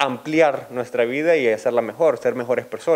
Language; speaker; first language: Spanish; native; Spanish